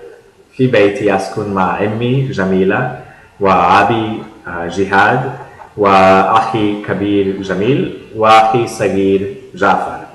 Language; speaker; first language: Arabic; non-native, learner; English